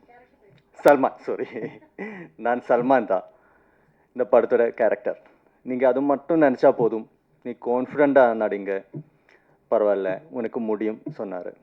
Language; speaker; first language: Tamil; non-native, fluent; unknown